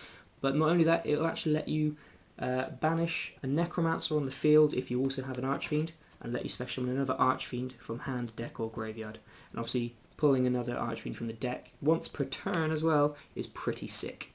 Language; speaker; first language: English; native; English